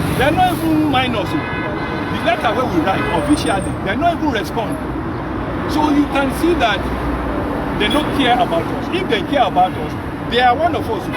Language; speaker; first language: Nigerian Pidgin; non-native, local second language; Yoruba